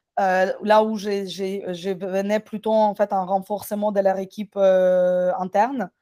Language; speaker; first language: French; non-native, fluent; Ukrainian